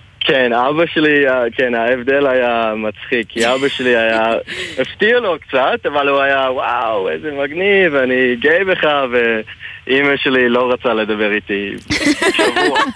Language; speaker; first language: Hebrew; non-native, fluent; English